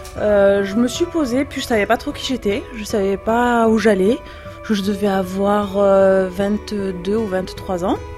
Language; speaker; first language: French; native; French